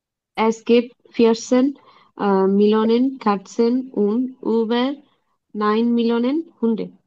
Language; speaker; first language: German; non-native, learner; Bangla